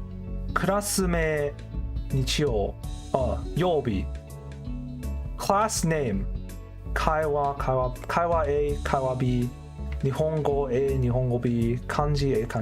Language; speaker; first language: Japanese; non-native, learner; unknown